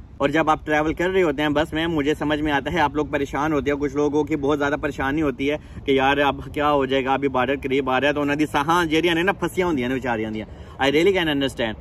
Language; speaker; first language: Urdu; non-native, local second language; Punjabi